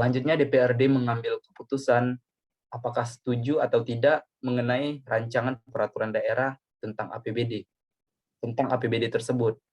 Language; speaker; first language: Indonesian; native; Indonesian